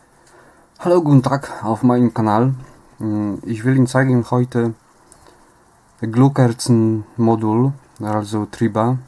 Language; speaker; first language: German; non-native, learner; Polish